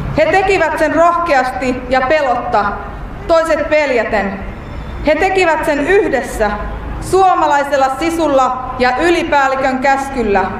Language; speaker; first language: Finnish; native; Finnish